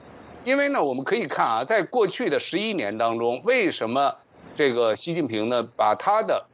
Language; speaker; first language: Chinese; native; Chinese